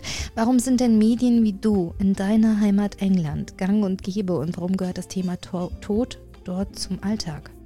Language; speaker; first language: German; native; German